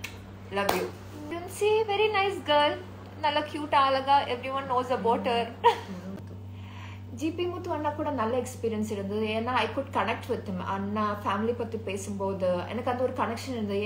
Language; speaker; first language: Tamil; non-native, learner; Malayalam